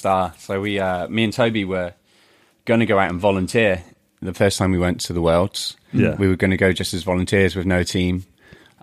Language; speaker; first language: English; native; English